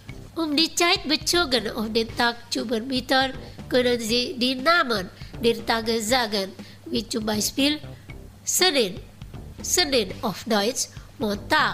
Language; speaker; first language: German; non-native, fluent; Indonesian